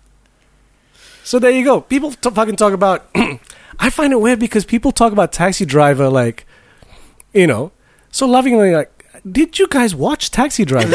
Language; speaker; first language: English; native; English